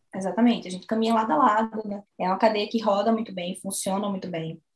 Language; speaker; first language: Portuguese; native; Portuguese